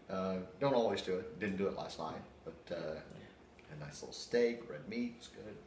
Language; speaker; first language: English; native; English